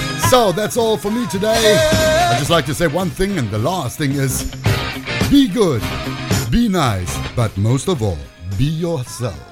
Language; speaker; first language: English; non-native, fluent; Italian